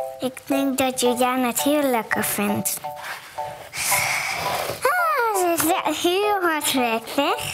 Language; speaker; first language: Dutch; early bilingual, other home language; Hebrew